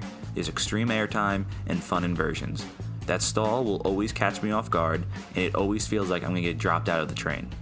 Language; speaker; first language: English; native; English